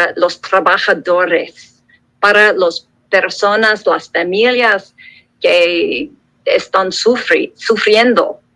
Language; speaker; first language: Spanish; non-native, learner; English